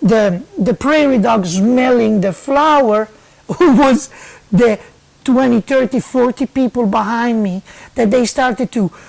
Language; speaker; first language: English; non-native, fluent; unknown